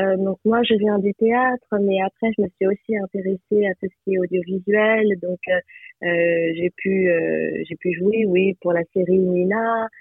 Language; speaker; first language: French; early bilingual, other home language; Japanese